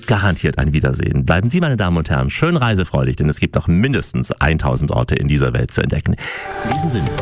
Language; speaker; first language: German; native; German